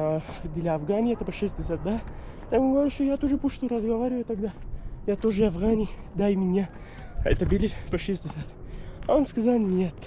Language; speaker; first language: Russian; non-native, learner; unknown